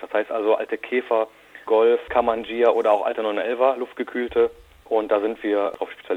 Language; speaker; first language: German; native; German